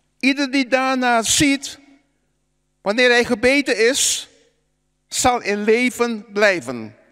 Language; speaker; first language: Dutch; native; Dutch